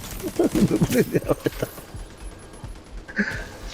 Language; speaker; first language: Japanese; native; Japanese